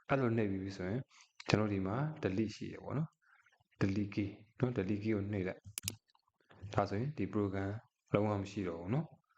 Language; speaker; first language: Burmese; native; Burmese